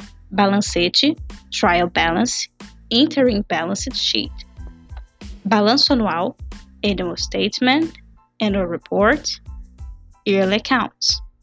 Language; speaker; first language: English; non-native, fluent; Portuguese